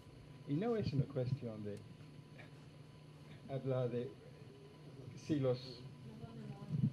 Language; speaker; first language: Spanish; non-native, fluent; English